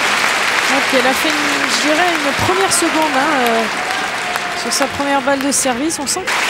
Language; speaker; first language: French; native; French